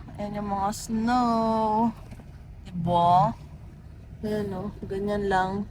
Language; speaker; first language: Filipino; native; Filipino